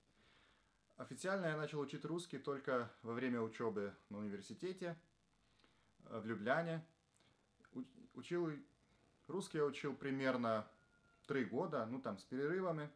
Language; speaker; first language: Russian; non-native, fluent; Slovenian